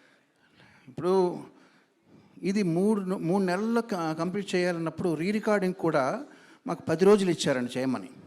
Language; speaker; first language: Telugu; native; Telugu